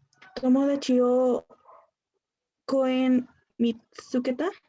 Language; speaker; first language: Japanese; non-native, learner; Spanish